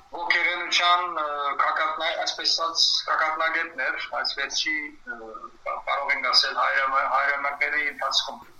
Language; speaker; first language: Armenian; early bilingual, heritage; Armenian